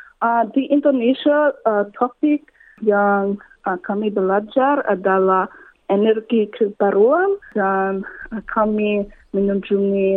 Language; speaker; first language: Indonesian; non-native, learner; English